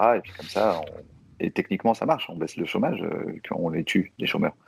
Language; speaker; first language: French; native; French